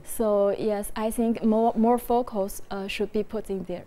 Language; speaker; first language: English; non-native, fluent; Chinese